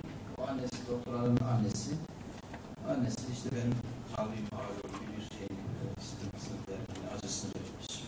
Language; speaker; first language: Turkish; native; Turkish